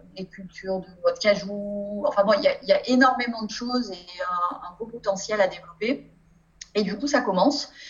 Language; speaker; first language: French; native; French